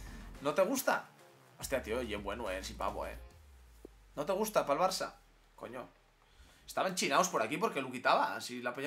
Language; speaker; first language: Spanish; native; Spanish